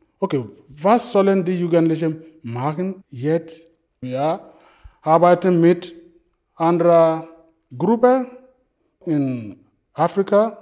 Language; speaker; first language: German; non-native, fluent; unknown